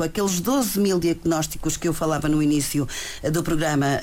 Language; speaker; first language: Portuguese; native; Portuguese